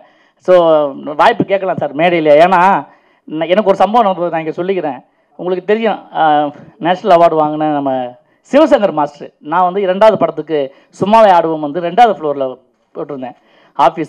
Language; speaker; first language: Tamil; native; Tamil